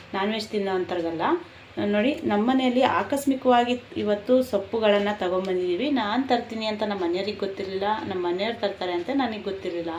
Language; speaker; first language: Kannada; non-native, local second language; Urdu